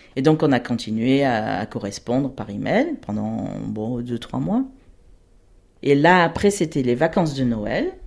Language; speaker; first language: French; native; French